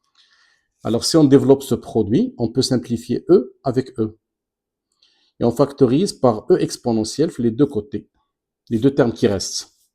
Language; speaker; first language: French; non-native, local second language; Arabic